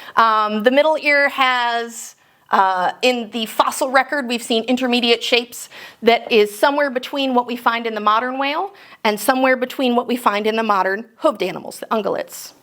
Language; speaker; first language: English; native; English